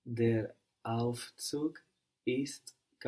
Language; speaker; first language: German; non-native, learner; English